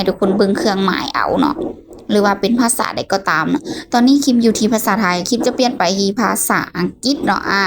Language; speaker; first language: Thai; non-native, local second language; Lao